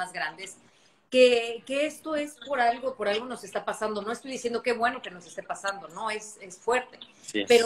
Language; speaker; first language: Spanish; native; Spanish